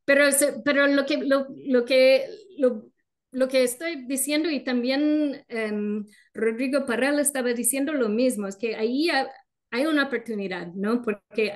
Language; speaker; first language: Spanish; non-native, fluent; English